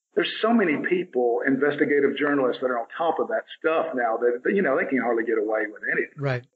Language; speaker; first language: English; native; English